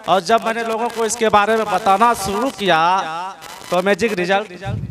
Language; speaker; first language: Hindi; native; Hindi